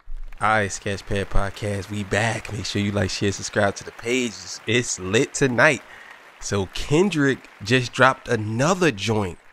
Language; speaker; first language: English; native; English